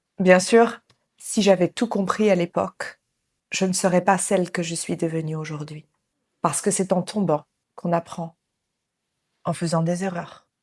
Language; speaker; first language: French; native; French